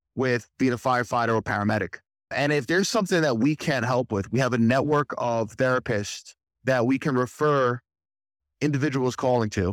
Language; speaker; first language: English; native; English